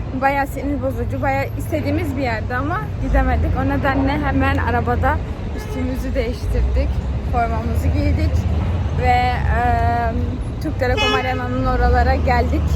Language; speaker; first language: Turkish; early bilingual, heritage; Turkish